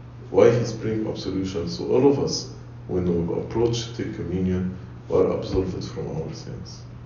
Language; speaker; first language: English; non-native, fluent; Arabic